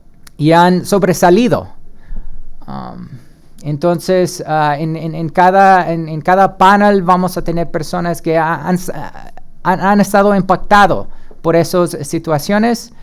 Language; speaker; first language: Spanish; early bilingual, heritage; Spanish